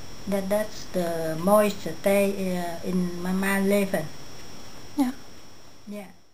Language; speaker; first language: Dutch; non-native, learner; Vietnamese